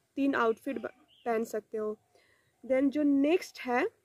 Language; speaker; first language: Hindi; non-native, local second language; Bangla